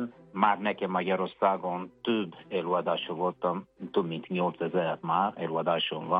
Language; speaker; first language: Hungarian; non-native, fluent; Italian